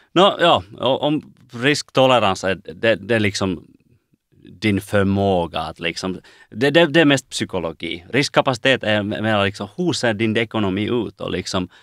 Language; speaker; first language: Swedish; non-native, local second language; Finnish